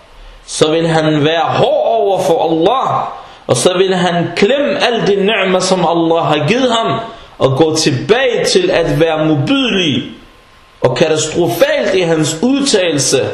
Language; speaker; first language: Danish; non-native, fluent; Arabic